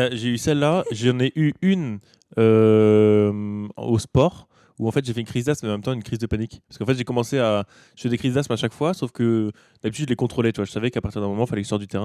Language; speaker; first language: French; native; French